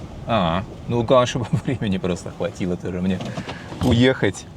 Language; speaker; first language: Russian; native; Russian